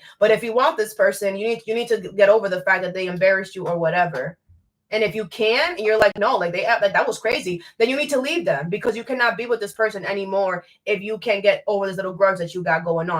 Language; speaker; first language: English; native; English